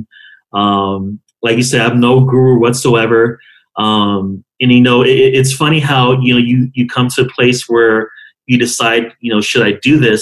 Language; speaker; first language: English; native; English